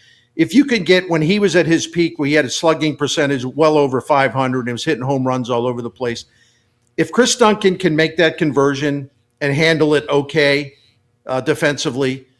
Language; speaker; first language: English; native; English